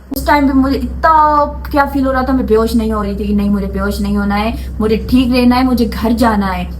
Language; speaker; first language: Urdu; native; Urdu